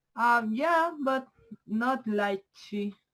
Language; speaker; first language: English; non-native, learner; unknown